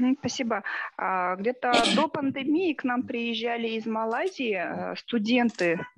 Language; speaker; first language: Russian; non-native, local second language; Kyrgyz